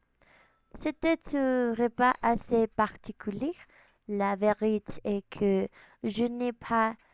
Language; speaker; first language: French; non-native, learner; Spanish